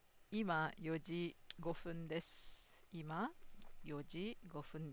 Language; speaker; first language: Japanese; non-native, fluent; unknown